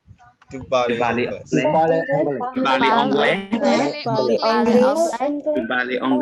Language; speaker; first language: French; non-native, learner; Burmese